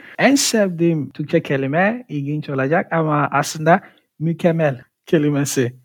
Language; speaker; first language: Turkish; non-native, fluent; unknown